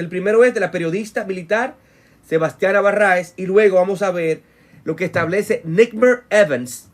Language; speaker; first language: Spanish; native; Spanish